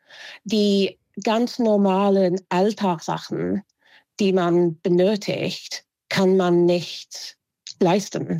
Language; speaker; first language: German; non-native, fluent; English